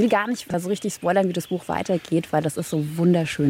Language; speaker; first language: German; native; German